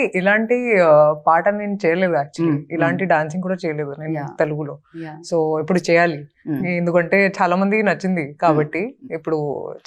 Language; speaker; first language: Telugu; non-native, fluent; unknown